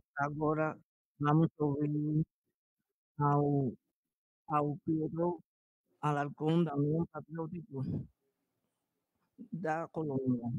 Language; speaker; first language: Portuguese; non-native, fluent; Spanish